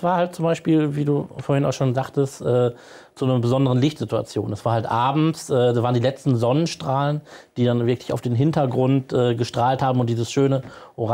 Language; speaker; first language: German; native; German